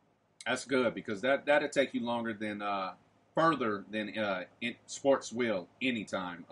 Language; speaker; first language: English; native; English